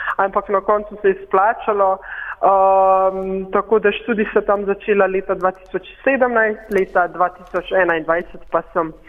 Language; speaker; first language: Slovenian; native; Slovenian